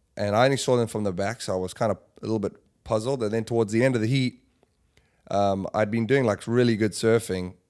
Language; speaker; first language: English; native; English